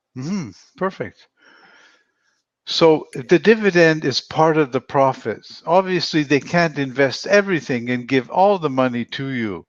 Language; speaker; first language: English; non-native, fluent; Spanish